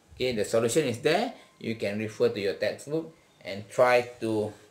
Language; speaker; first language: English; non-native, local second language; Malay